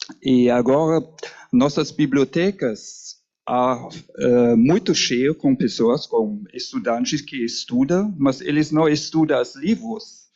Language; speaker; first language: Portuguese; non-native, learner; German